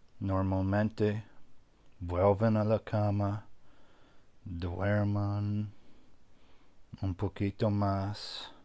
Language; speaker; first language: Spanish; non-native, fluent; English